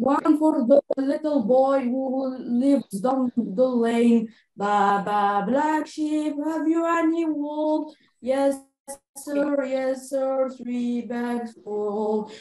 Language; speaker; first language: English; non-native, learner; Arabic